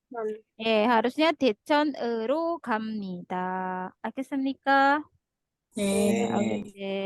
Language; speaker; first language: Korean; non-native, fluent; Indonesian